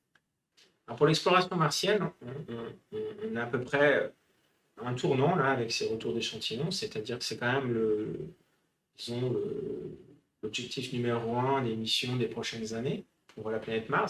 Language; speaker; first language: French; native; French